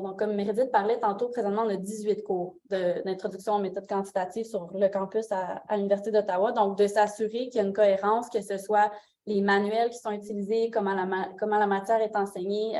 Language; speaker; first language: French; native; French